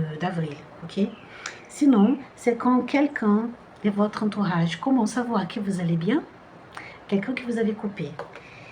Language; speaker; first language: French; non-native, fluent; Portuguese